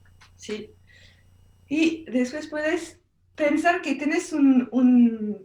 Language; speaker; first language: Spanish; non-native, learner; French